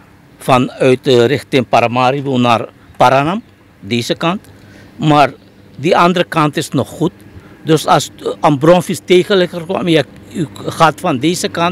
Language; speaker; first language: Dutch; non-native, local second language; Caribbean Hindustani